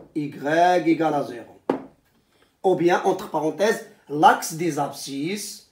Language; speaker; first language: French; non-native, local second language; Arabic